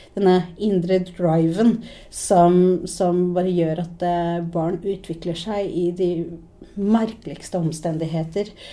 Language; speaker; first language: Norwegian; early bilingual, other home language; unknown